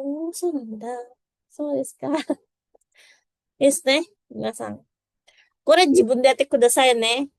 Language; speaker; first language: Japanese; non-native, fluent; Indonesian